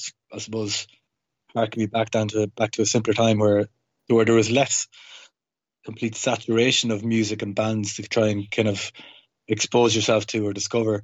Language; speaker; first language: English; native; English